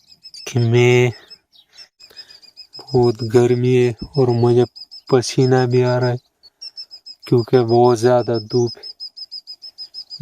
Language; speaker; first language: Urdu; non-native, local second language; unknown